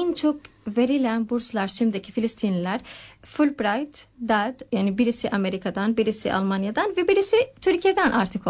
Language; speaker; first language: Turkish; non-native, learner; Arabic